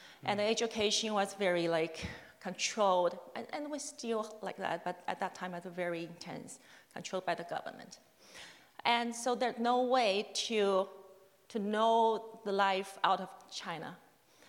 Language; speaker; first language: English; non-native, fluent; Chinese